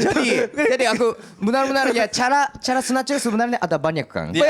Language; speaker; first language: Indonesian; non-native, learner; Japanese